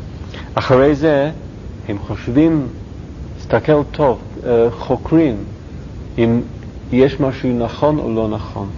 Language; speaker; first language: Hebrew; non-native, learner; English